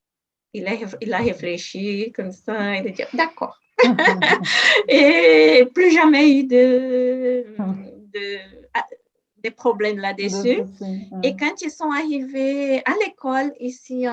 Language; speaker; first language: French; non-native, fluent; Portuguese